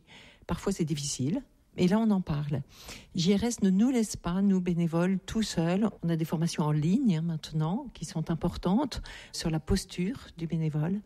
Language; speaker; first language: French; native; French